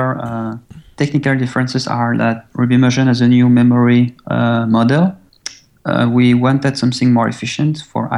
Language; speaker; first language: English; non-native, fluent; French